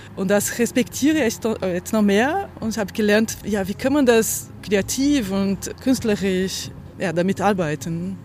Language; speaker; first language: German; non-native, fluent; Portuguese